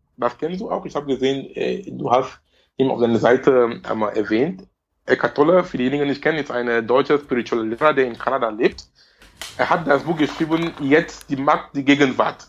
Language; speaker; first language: German; non-native, fluent; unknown